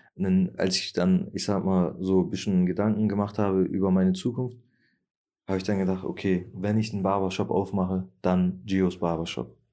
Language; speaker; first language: German; early bilingual, other home language; Turkish